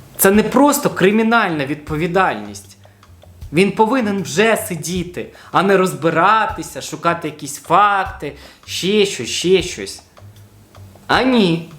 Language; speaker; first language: Ukrainian; non-native, local second language; Russian